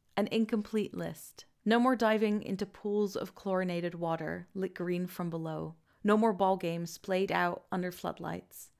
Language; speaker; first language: English; non-native, fluent; Dutch